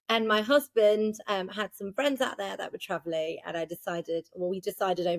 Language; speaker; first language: English; native; English